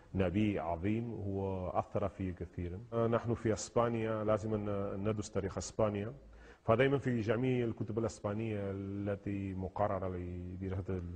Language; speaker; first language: Arabic; non-native, fluent; Spanish